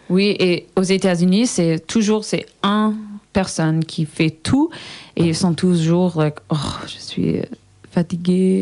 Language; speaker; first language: French; non-native, learner; English